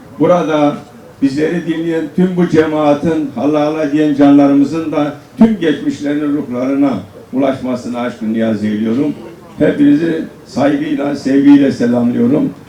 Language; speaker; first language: Turkish; non-native, local second language; Zaza